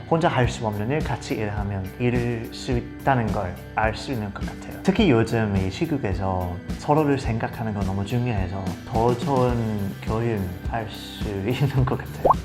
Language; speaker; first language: Korean; non-native, fluent; English